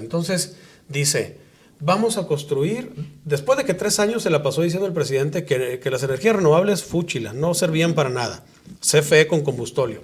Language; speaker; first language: Spanish; native; Spanish